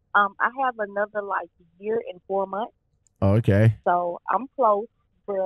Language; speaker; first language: English; native; English